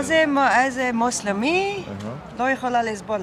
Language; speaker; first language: Hebrew; non-native, learner; English